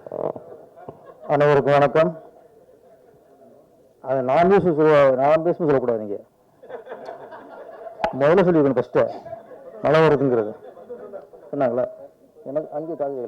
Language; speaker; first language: Tamil; native; Tamil